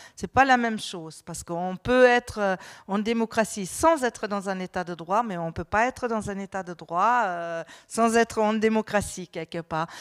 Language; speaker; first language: French; non-native, fluent; German